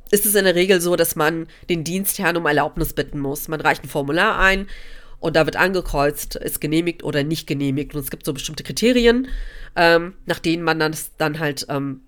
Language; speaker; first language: German; native; German